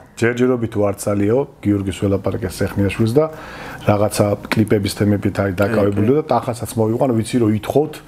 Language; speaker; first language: Georgian; native; Georgian